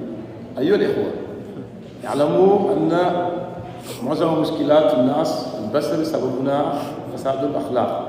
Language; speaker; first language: Arabic; non-native, fluent; Wolof